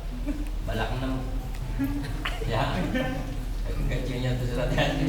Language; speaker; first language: Indonesian; native; Indonesian